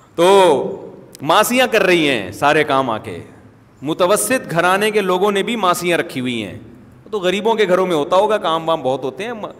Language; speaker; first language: Urdu; native; Urdu